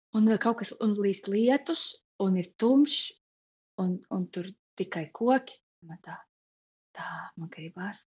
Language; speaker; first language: Latvian; native; Latvian